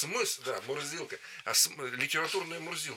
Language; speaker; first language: Russian; native; Russian